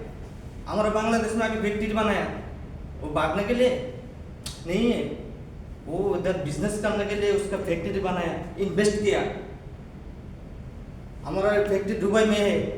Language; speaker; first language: Hindi; non-native, fluent; Bangla